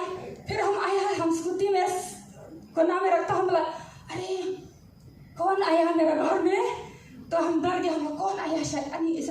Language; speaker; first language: Hindi; non-native, local second language; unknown